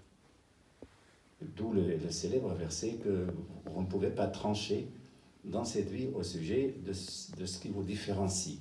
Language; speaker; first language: French; non-native, fluent; Arabic